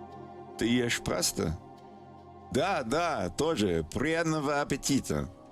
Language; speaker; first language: Russian; non-native, learner; English